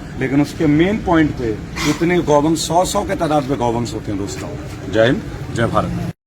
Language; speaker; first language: Hindi; non-native, local second language; Bangla